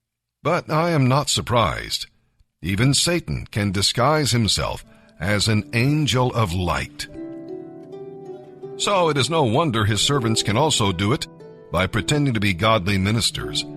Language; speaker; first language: English; native; English